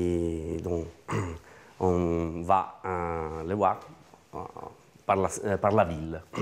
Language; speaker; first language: French; non-native, learner; Italian